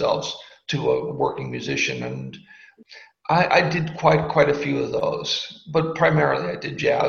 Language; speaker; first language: English; native; English